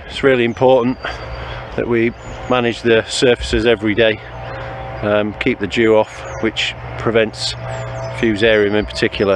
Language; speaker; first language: English; native; English